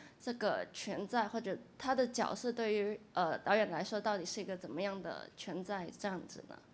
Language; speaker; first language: Chinese; non-native, local second language; Cantonese